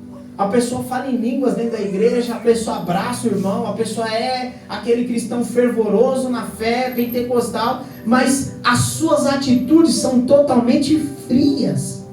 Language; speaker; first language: Portuguese; native; Portuguese